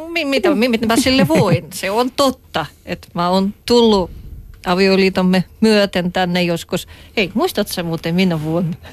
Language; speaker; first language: Finnish; non-native, fluent; Russian